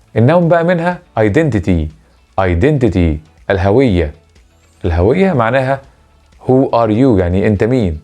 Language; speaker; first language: Egyptian Arabic; native; Egyptian Arabic